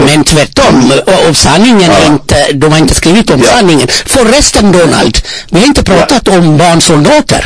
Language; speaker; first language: Swedish; non-native, fluent; Amharic